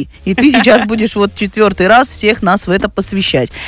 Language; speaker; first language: Russian; native; Russian